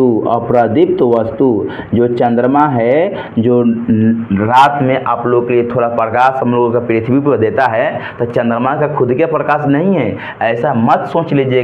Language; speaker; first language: Hindi; native; Hindi